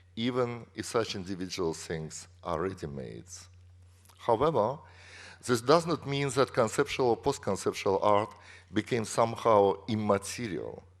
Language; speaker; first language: English; non-native, fluent; Russian